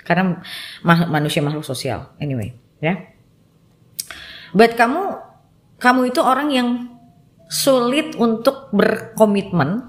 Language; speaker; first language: Indonesian; native; Indonesian